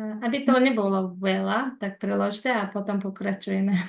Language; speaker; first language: Slovak; non-native, fluent; Mongolian